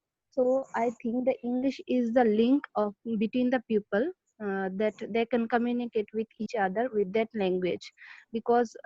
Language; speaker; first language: English; non-native, learner; Bangla